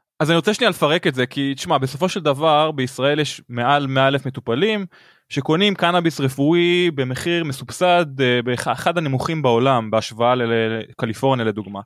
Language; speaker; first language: Hebrew; native; Hebrew